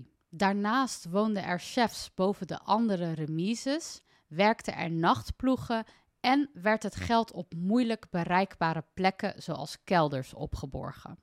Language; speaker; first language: Dutch; native; Dutch